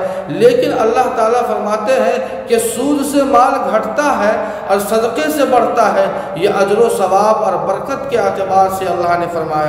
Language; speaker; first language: Urdu; native; Urdu